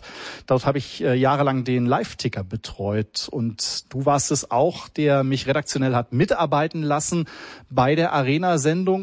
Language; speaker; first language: German; native; German